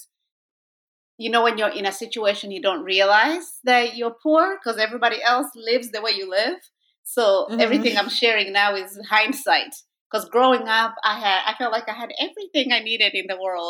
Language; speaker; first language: English; non-native, local second language; Kinyarwanda